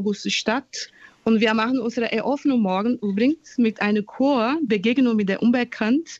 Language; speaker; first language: German; non-native, fluent; Portuguese